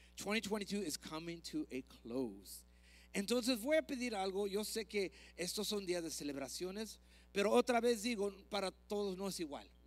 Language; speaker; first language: Spanish; early bilingual, heritage; Spanish